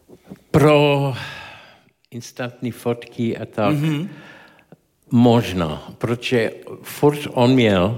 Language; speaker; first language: Czech; non-native, learner; English